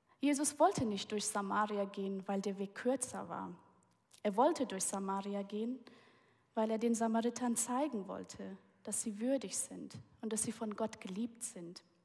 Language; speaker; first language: German; early bilingual, heritage; German